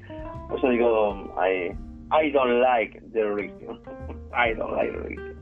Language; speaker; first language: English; non-native, learner; Spanish